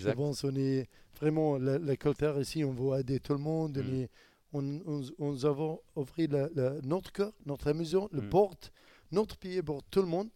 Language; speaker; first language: French; non-native, learner; Arabic